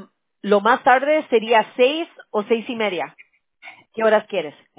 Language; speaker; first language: Spanish; early bilingual, heritage; Spanish